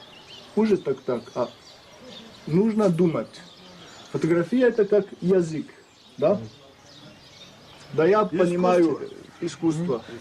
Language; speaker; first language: Russian; non-native, learner; French